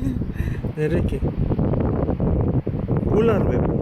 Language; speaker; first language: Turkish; non-native, fluent; Indonesian